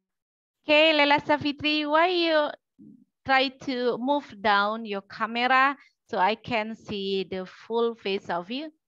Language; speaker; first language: English; non-native, learner; Indonesian